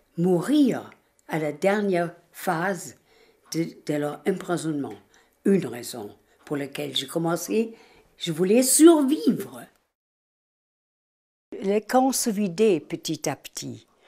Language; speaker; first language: French; non-native, fluent; German